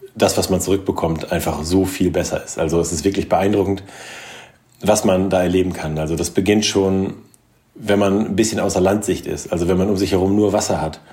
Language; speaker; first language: German; native; German